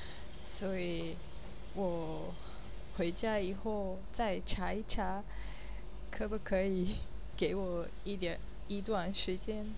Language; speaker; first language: Chinese; non-native, learner; Japanese